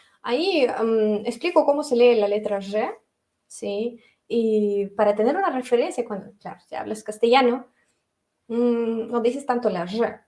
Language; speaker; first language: Spanish; non-native, fluent; Russian